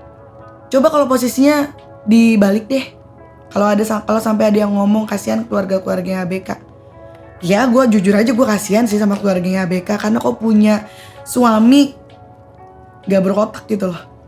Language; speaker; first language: Indonesian; native; Indonesian